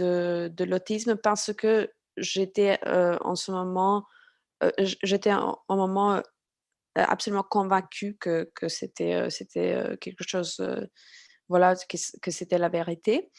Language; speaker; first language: French; non-native, fluent; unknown